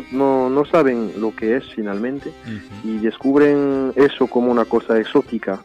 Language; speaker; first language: Spanish; early bilingual, heritage; French